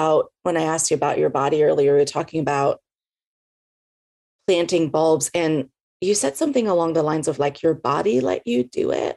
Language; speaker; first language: English; native; English